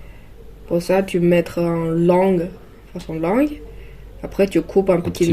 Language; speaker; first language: French; non-native, learner; Chinese